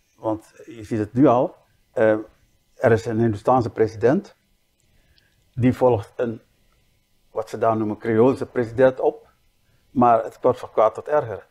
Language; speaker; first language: Dutch; native; Dutch